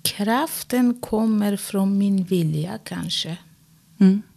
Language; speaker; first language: Swedish; non-native, fluent; Persian